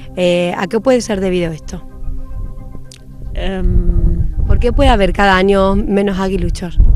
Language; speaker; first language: Spanish; native; Spanish